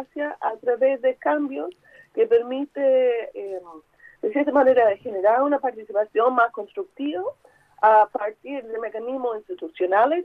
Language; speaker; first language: Spanish; non-native, fluent; English